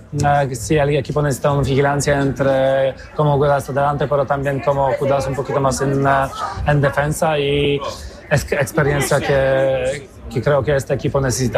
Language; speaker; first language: Spanish; non-native, learner; Polish